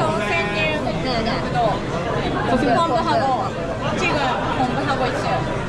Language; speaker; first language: Korean; non-native, learner; Japanese